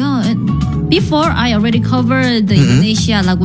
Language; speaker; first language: English; non-native, learner; Korean